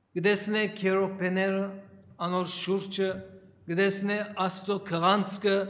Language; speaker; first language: Armenian; early bilingual, heritage; Armenian